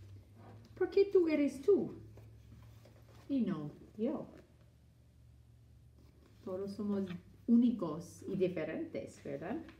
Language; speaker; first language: Spanish; non-native, fluent; English